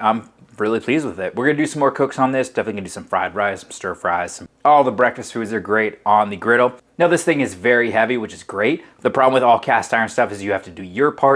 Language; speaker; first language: English; native; English